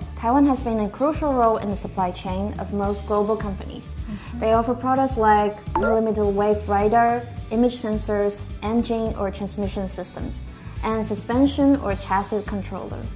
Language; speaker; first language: English; non-native, fluent; Chinese